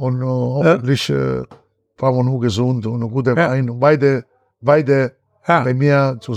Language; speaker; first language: German; non-native, learner; Italian